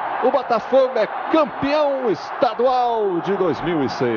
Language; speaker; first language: Portuguese; native; Portuguese